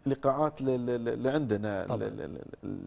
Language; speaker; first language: Arabic; native; Arabic